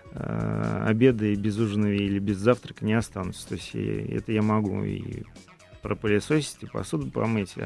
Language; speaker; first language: Russian; native; Russian